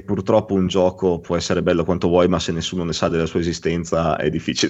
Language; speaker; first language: Italian; native; Italian